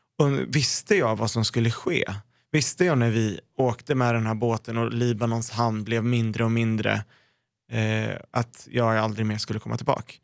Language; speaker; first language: Swedish; early bilingual, other home language; Arabic